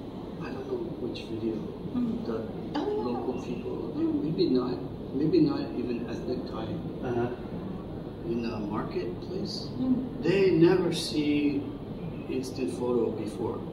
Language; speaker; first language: English; non-native, fluent; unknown